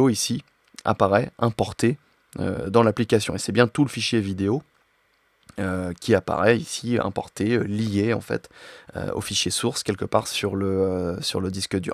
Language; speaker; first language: French; native; French